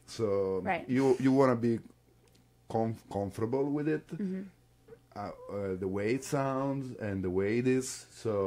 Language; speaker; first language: English; non-native, fluent; Italian